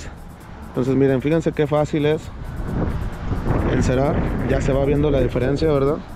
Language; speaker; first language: Spanish; native; Spanish